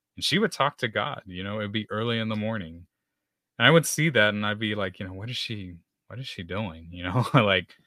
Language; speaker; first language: English; native; English